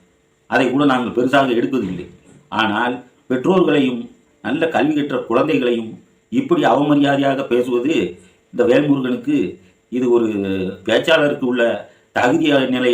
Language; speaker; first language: Tamil; native; Tamil